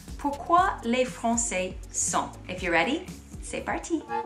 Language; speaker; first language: French; non-native, fluent; English